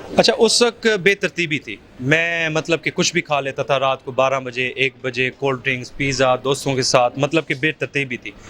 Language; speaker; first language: Urdu; native; Urdu